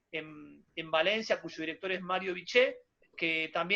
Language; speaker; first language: Spanish; native; Spanish